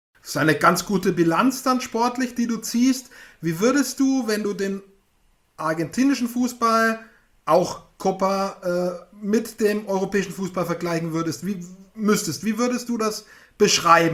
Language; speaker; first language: German; native; German